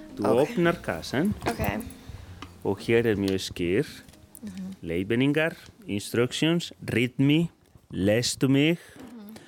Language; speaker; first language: Icelandic; non-native, fluent; Spanish